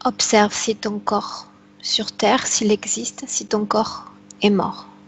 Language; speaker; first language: French; native; French